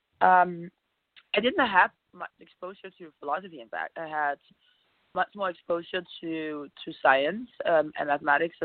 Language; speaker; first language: English; non-native, fluent; Danish